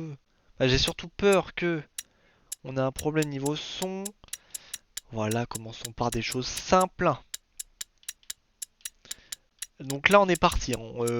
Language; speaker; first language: French; native; French